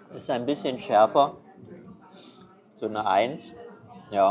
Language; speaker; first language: German; non-native, fluent; Chinese